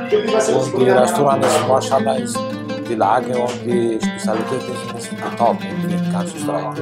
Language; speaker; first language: German; non-native, fluent; Turkish